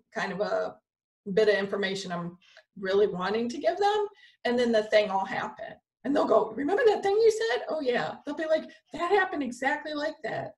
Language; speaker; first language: English; native; English